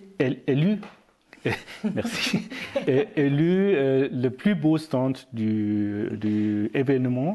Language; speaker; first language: French; non-native, learner; German